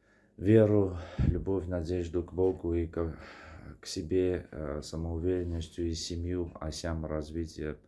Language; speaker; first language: Russian; non-native, fluent; Armenian